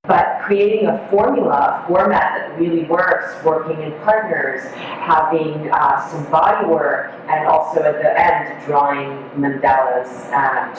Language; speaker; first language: English; non-native, fluent; Hebrew